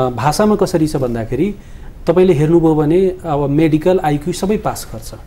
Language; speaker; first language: Nepali; non-native, local second language; Maithili